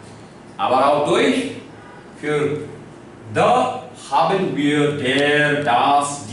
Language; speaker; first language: German; non-native, learner; Hindi